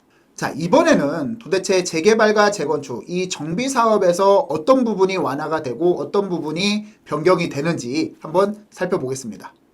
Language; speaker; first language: Korean; native; Korean